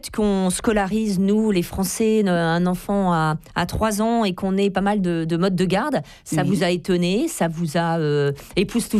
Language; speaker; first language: French; native; French